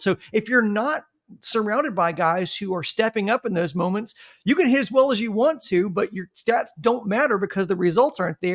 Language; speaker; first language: English; native; English